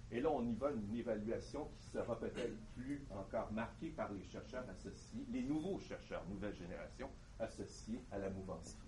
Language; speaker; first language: French; native; French